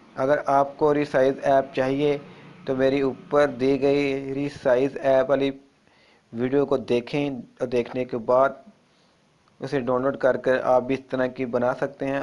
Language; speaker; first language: Urdu; non-native, local second language; Punjabi